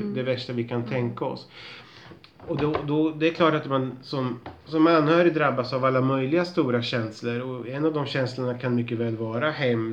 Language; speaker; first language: Swedish; native; Swedish